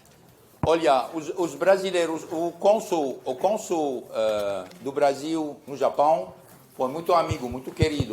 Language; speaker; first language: Portuguese; early bilingual, heritage; Portuguese